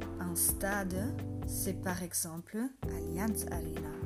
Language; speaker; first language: French; non-native, fluent; German